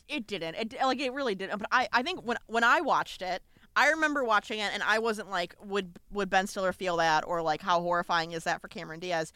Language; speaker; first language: English; native; English